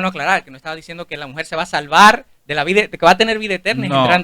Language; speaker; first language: Spanish; native; Spanish